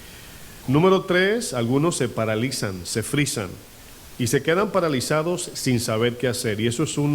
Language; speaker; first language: Spanish; native; Spanish